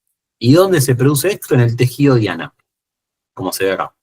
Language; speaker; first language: Spanish; native; Spanish